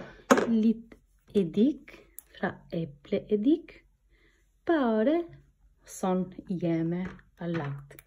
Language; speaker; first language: Norwegian; non-native, learner; Albanian